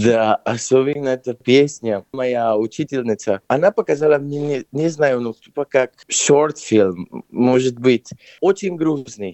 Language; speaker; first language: Russian; non-native, fluent; Spanish